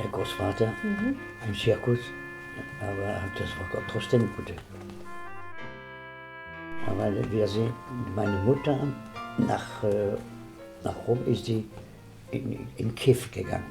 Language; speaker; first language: German; non-native, learner; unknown